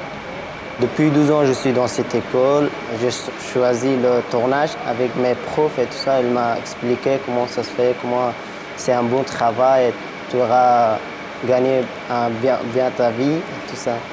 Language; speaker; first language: French; non-native, learner; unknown